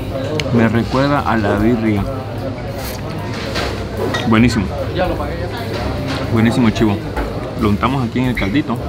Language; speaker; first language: Spanish; native; Spanish